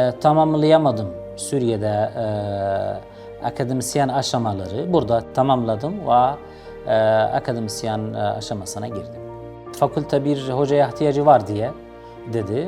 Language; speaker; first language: Turkish; non-native, fluent; Arabic